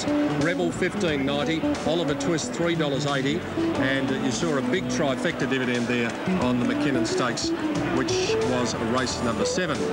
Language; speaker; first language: English; native; English